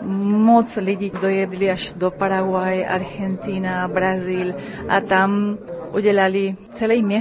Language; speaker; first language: Czech; early bilingual, heritage; Spanish